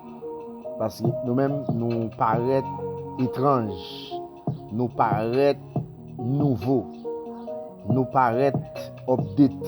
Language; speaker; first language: French; non-native, learner; Haitian Creole